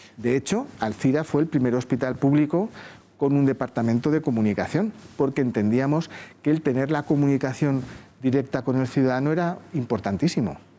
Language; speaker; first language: Spanish; native; Spanish